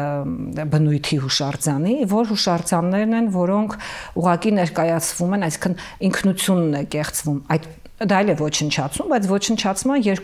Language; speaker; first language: Armenian; native; Armenian